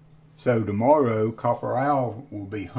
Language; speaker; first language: English; native; English